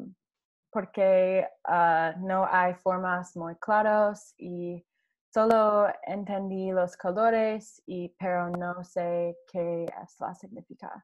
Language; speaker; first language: Spanish; non-native, learner; English